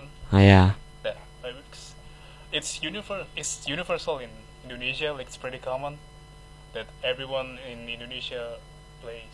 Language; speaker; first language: English; non-native, fluent; Indonesian